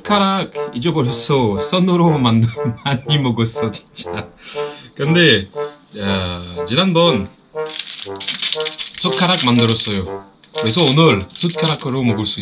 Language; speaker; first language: Korean; non-native, learner; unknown